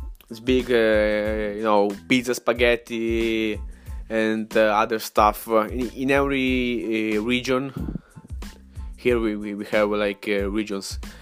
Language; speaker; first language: English; non-native, learner; Ukrainian